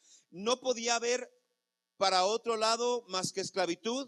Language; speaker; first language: Spanish; native; Spanish